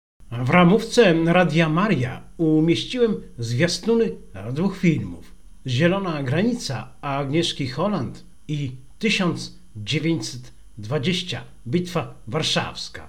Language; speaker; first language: Polish; native; Polish